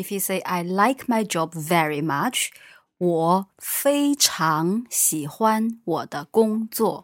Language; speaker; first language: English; non-native, fluent; Chinese